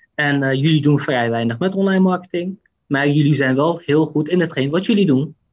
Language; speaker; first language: Dutch; early bilingual, other home language; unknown